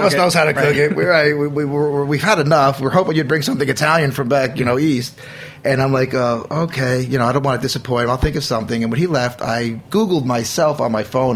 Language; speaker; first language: English; native; English